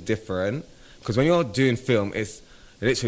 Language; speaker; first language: English; native; English